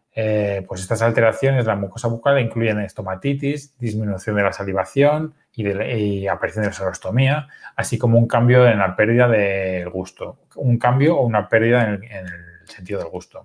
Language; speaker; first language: Spanish; native; Spanish